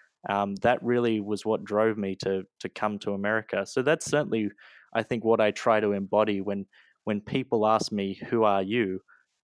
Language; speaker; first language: English; native; English